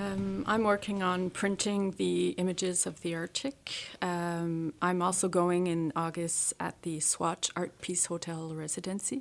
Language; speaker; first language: English; native; English